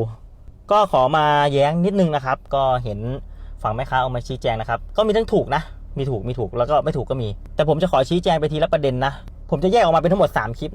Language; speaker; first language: Thai; native; Thai